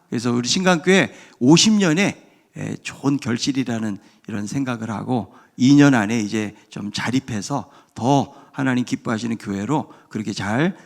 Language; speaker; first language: Korean; native; Korean